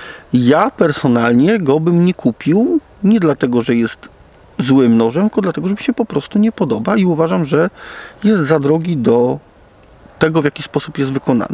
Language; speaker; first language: Polish; native; Polish